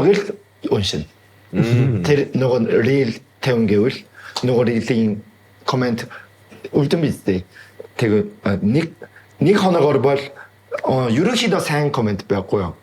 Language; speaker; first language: Mongolian; non-native, fluent; Korean